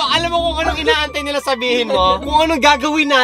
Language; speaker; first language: Filipino; native; Filipino